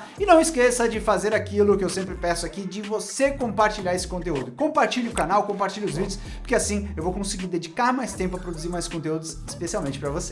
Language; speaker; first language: Portuguese; native; Portuguese